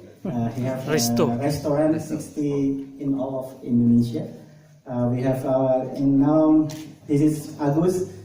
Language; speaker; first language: English; non-native, learner; Indonesian